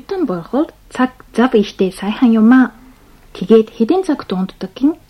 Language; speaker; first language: Mongolian; non-native, fluent; Japanese